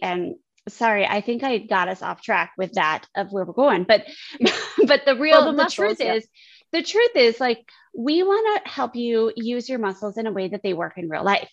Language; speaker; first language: English; native; English